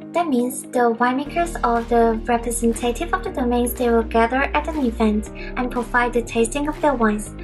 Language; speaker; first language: English; non-native, local second language; Cantonese